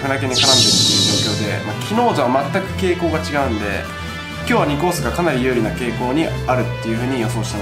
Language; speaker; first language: Japanese; native; Japanese